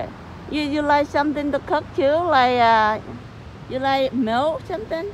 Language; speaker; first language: English; non-native, learner; Vietnamese